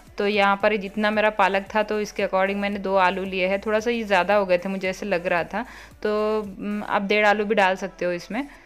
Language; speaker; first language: Hindi; non-native, local second language; Marathi